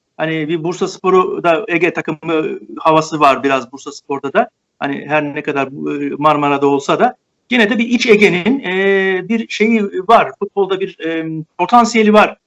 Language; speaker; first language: Turkish; native; Turkish